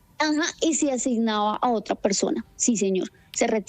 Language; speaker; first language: Spanish; native; Spanish